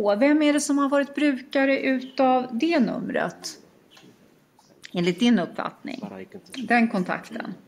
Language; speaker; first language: Swedish; native; Swedish